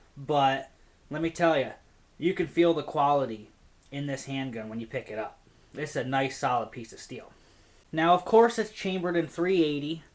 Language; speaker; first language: English; native; English